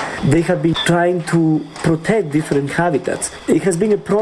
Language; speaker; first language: English; non-native, fluent; Spanish